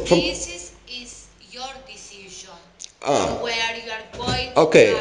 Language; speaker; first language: English; non-native, local second language; Greek